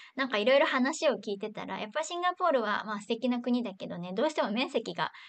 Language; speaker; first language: Japanese; native; Japanese